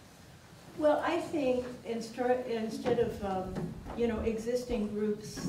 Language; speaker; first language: English; native; English